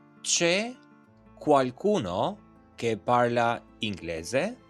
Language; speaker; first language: Italian; non-native, fluent; Albanian